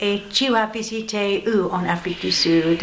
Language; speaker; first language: French; non-native, learner; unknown